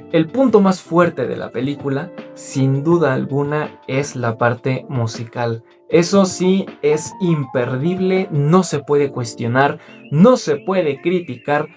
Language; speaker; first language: Spanish; native; Spanish